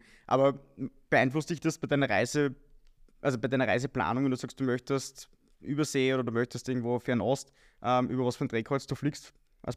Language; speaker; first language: German; native; German